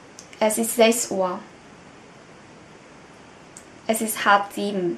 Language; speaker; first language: German; non-native, fluent; Vietnamese